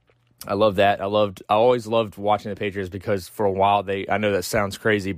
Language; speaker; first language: English; native; English